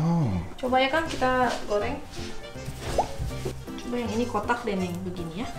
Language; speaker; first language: Korean; non-native, learner; Indonesian